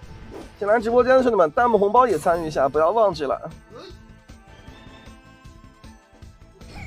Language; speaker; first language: Chinese; native; Chinese